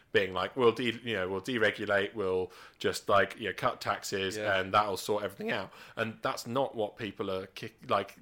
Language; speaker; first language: English; native; English